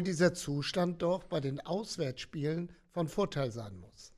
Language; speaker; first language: German; native; German